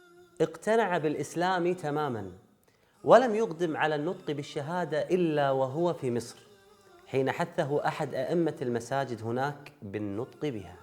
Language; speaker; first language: Arabic; native; Arabic